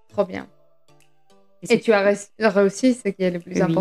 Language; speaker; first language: French; non-native, fluent; Spanish